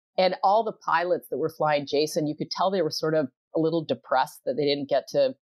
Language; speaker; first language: English; native; English